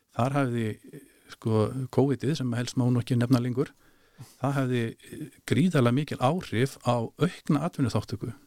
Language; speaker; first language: Icelandic; native; Icelandic